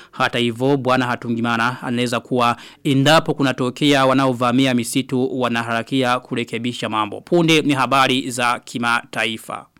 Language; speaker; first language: Swahili; non-native, local second language; Rundi